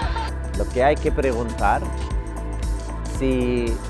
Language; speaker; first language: Spanish; non-native, fluent; Arabic